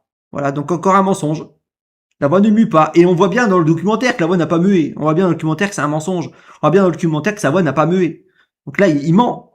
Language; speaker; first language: French; native; French